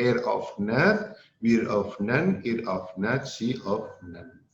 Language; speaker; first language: German; non-native, learner; Indonesian